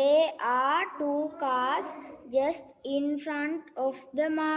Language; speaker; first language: English; non-native, learner; Sinhala